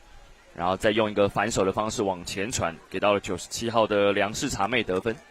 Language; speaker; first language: Chinese; native; Chinese